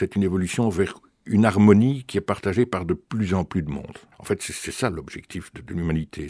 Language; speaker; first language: French; native; French